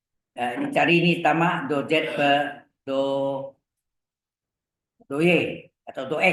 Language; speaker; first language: Indonesian; native; Indonesian